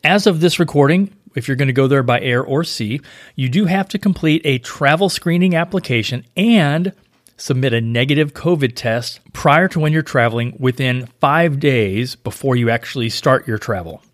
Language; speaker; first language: English; native; English